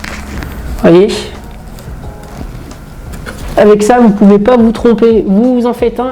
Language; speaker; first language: French; native; French